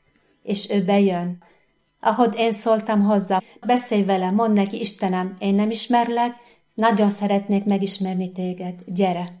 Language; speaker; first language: Hungarian; non-native, fluent; Arabic